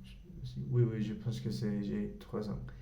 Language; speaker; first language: French; non-native, learner; Spanish